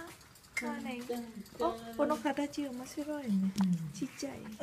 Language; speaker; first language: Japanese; non-native, learner; Vietnamese